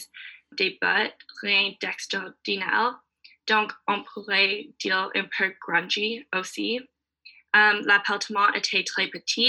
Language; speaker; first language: French; non-native, learner; English